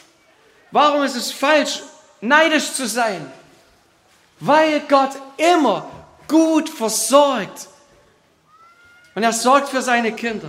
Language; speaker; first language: German; native; German